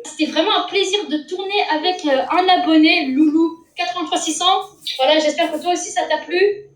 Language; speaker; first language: French; native; French